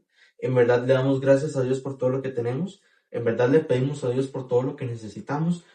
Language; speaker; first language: Spanish; native; Spanish